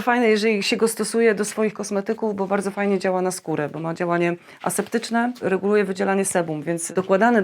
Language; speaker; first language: Polish; native; Polish